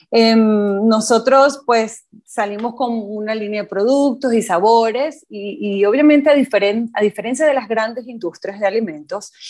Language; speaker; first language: Spanish; native; Spanish